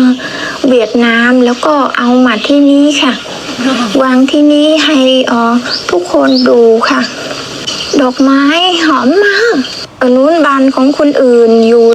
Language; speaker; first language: Thai; non-native, learner; Vietnamese